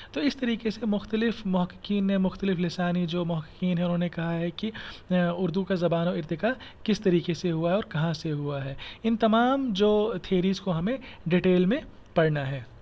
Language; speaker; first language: Hindi; non-native, local second language; Kashmiri